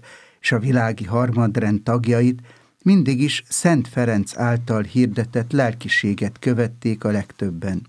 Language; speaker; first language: Hungarian; native; Hungarian